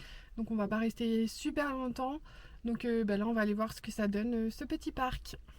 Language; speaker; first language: French; native; French